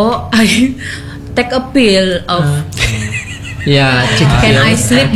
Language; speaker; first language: English; non-native, learner; Indonesian